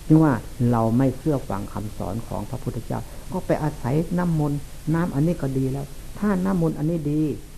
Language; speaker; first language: Thai; non-native, local second language; Lao